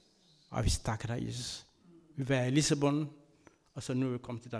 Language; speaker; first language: Danish; non-native, fluent; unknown